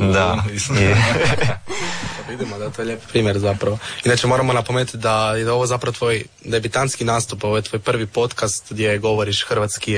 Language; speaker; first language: Serbian; native; Serbian